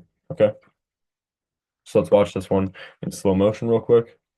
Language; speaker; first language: English; native; English